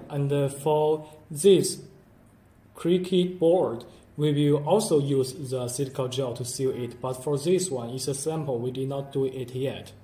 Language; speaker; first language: English; non-native, learner; Chinese